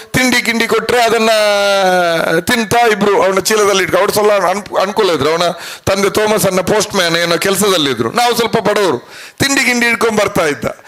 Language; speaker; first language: Kannada; non-native, local second language; Malayalam